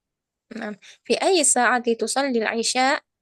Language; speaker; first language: Arabic; non-native, learner; Indonesian